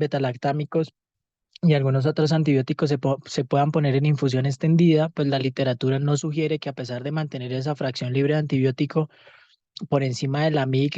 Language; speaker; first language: Spanish; native; Spanish